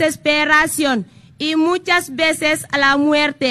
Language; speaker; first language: Spanish; non-native, fluent; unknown